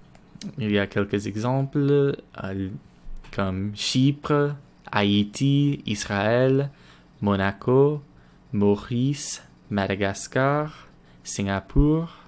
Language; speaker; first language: French; non-native, learner; English